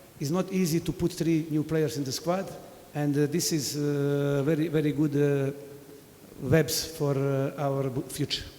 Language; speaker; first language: English; non-native, fluent; Serbian